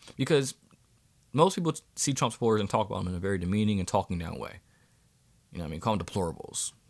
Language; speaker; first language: English; native; English